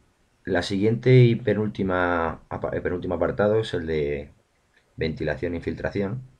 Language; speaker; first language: Spanish; native; Spanish